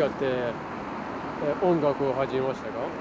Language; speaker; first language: Japanese; non-native, fluent; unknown